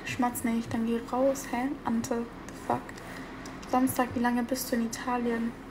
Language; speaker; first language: German; early bilingual, other home language; Italian